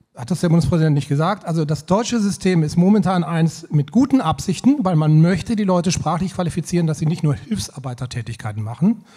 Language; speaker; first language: German; native; German